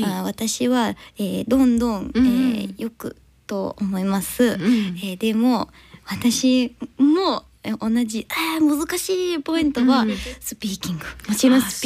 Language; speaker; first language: Japanese; non-native, learner; English